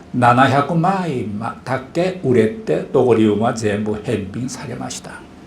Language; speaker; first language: Japanese; non-native, fluent; Korean